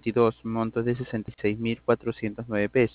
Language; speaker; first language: Spanish; native; Spanish